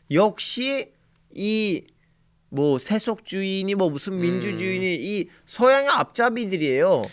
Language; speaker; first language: Korean; non-native, fluent; Turkish